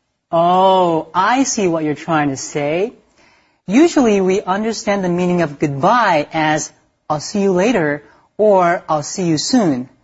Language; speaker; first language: English; non-native, fluent; Chinese